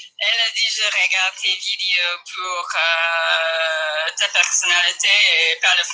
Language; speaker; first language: French; non-native, learner; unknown